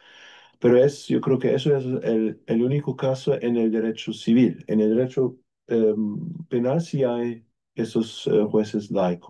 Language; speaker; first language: Spanish; non-native, fluent; German